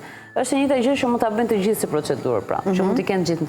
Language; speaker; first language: Albanian; native; Albanian